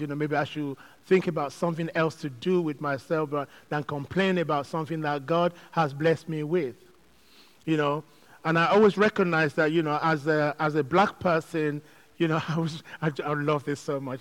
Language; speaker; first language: English; non-native, local second language; Yoruba